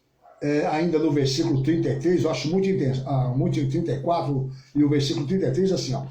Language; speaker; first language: Portuguese; native; Portuguese